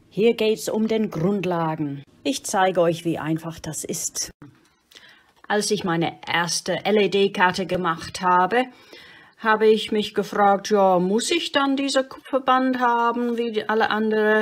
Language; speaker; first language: German; non-native, fluent; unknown